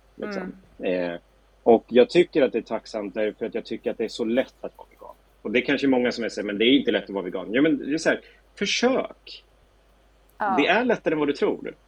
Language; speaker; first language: Swedish; native; Swedish